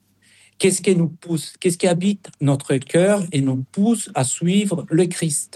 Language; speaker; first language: French; non-native, fluent; Spanish